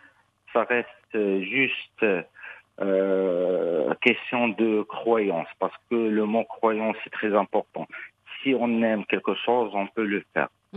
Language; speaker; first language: French; non-native, local second language; Arabic